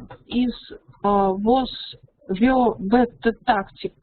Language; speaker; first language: English; non-native, learner; Russian